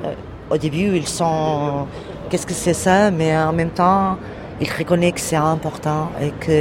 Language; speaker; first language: French; non-native, learner; Portuguese